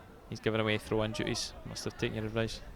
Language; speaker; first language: English; native; English